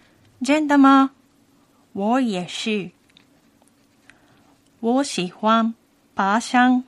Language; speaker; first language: Chinese; non-native, learner; Japanese